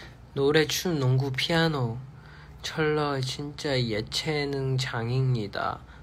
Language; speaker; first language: Korean; non-native, fluent; Chinese